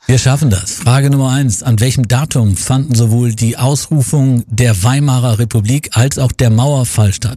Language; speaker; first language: German; native; German